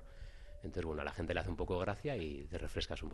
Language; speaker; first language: Spanish; native; Spanish